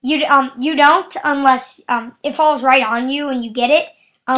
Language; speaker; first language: English; native; English